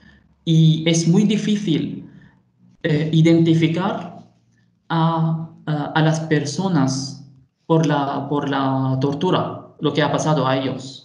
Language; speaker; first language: Spanish; non-native, fluent; Arabic